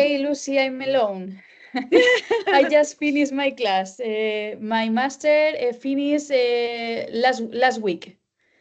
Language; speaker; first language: English; non-native, learner; Spanish